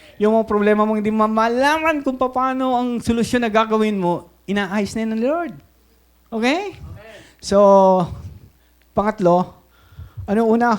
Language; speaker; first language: Filipino; native; Filipino